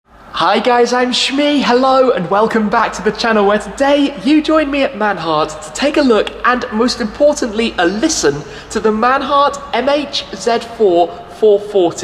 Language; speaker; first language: English; native; English